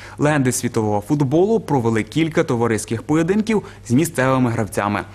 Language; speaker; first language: Ukrainian; native; Ukrainian